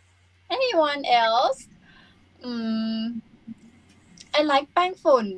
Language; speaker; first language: English; non-native, learner; Thai